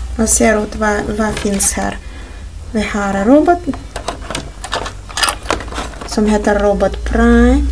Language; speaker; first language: Swedish; non-native, learner; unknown